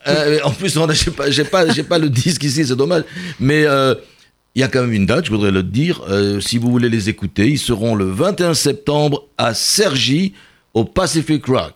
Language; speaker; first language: French; native; French